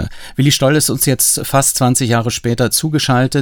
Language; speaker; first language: German; native; German